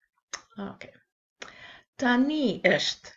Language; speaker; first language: Albanian; non-native, learner; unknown